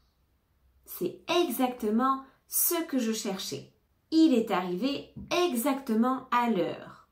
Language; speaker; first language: French; native; French